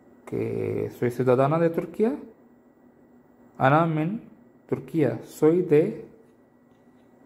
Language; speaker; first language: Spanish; non-native, learner; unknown